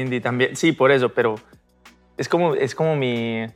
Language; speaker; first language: Spanish; early bilingual, heritage; Spanish